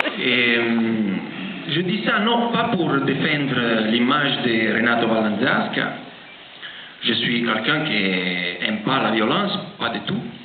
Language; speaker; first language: French; non-native, fluent; Italian